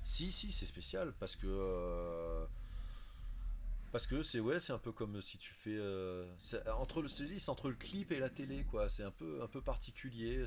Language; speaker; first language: French; native; French